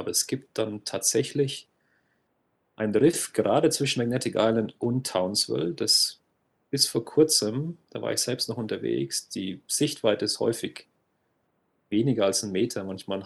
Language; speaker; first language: German; native; German